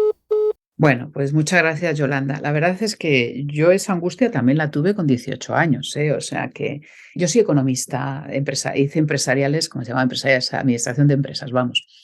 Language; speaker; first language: Spanish; native; Spanish